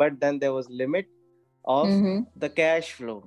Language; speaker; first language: English; non-native, local second language; Hindi